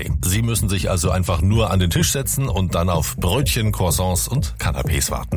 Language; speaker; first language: German; native; German